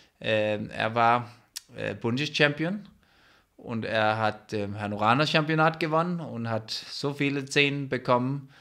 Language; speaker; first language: German; non-native, fluent; Danish